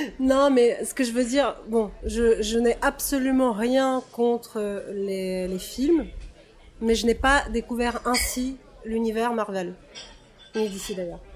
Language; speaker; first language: French; non-native, fluent; Russian